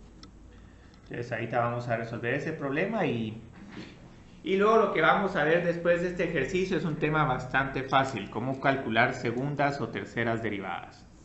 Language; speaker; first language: Spanish; native; Spanish